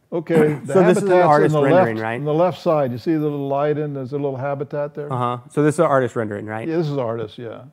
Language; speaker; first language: English; native; English